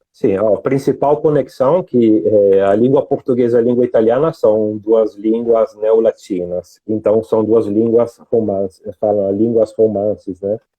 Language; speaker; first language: Portuguese; non-native, fluent; Italian